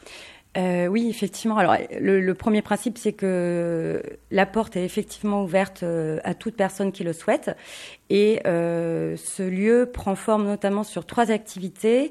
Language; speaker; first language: French; native; French